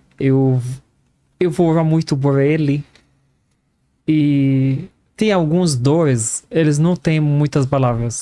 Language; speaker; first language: Portuguese; non-native, fluent; Arabic